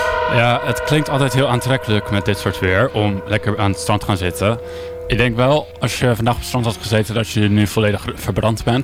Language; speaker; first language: Dutch; native; Dutch